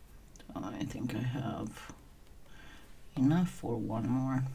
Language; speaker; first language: English; non-native, fluent; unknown